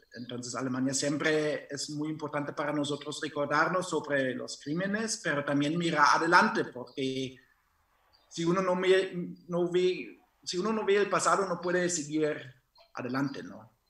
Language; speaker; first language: Spanish; non-native, fluent; German